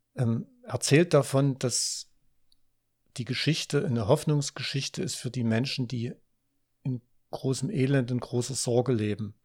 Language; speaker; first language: German; native; German